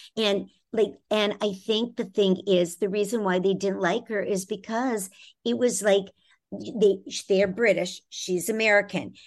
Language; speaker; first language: English; native; English